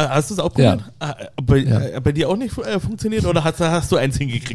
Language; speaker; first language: German; native; German